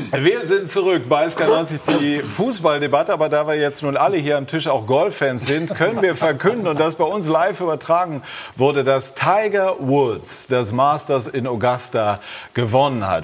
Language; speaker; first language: German; native; German